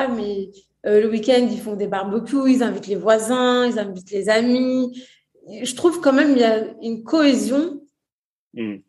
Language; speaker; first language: French; early bilingual, other home language; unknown